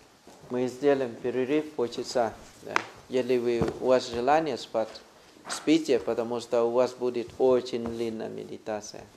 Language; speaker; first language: Russian; non-native, fluent; Thai